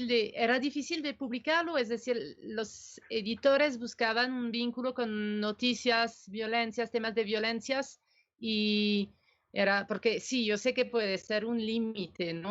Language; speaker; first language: Spanish; non-native, fluent; French